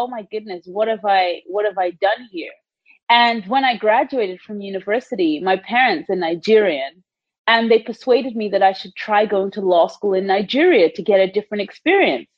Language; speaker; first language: English; native; English